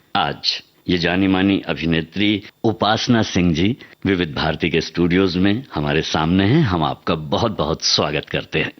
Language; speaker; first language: Hindi; native; Hindi